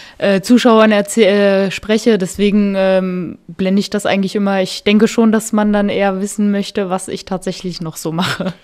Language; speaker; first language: German; native; German